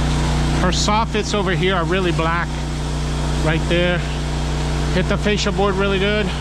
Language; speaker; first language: English; native; English